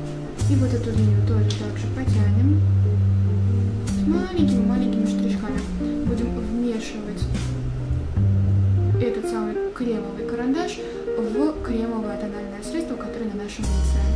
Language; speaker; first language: Russian; native; Russian